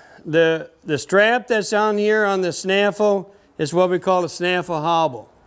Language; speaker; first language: English; native; English